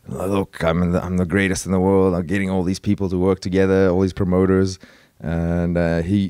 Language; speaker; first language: English; native; English